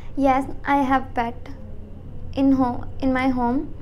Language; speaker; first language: English; non-native, local second language; Punjabi